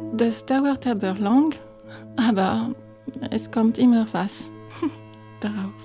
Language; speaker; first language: German; non-native, fluent; French